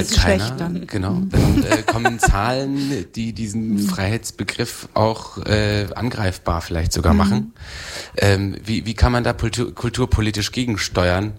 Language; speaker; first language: German; native; German